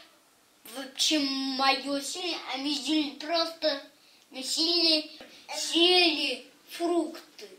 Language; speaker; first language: Russian; early bilingual, other home language; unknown